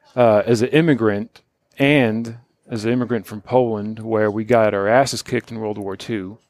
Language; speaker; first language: English; early bilingual, other home language; Polish